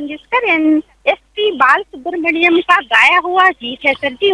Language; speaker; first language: Hindi; non-native, local second language; Telugu